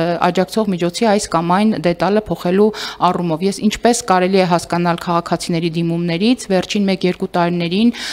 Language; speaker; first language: Armenian; native; Armenian